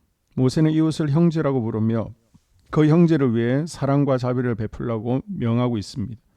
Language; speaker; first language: Korean; native; Korean